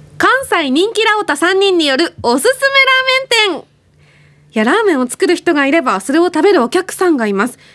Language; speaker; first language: Japanese; native; Japanese